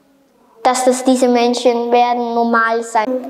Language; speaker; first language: German; early bilingual, other home language; Hungarian